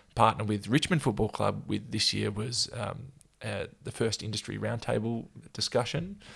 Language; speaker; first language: English; native; English